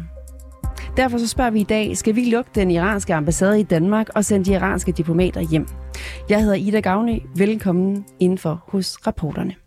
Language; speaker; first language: Danish; native; Danish